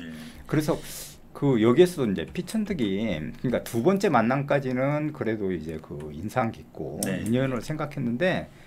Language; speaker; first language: Korean; native; Korean